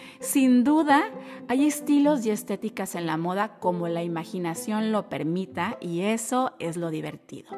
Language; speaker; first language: Spanish; native; Spanish